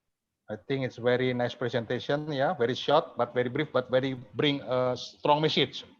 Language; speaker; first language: English; non-native, fluent; Indonesian